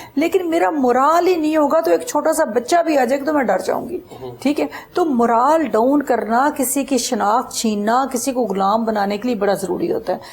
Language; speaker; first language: Urdu; non-native, local second language; Punjabi